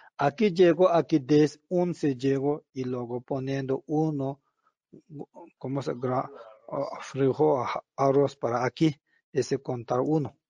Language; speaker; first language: Spanish; non-native, learner; Tibetan